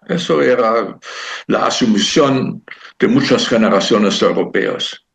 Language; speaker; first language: Spanish; non-native, fluent; German